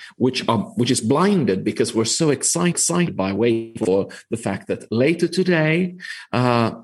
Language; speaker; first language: English; non-native, fluent; Finnish